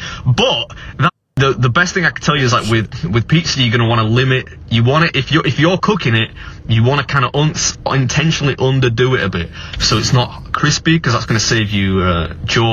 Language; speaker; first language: English; native; English